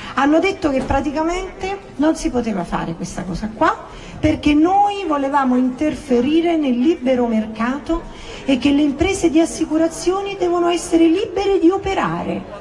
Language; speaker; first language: Italian; native; Italian